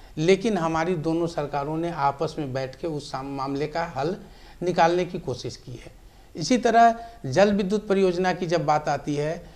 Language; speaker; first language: Hindi; native; Hindi